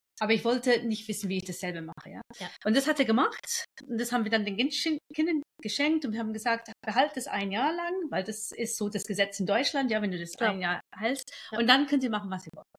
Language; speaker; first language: German; non-native, fluent; English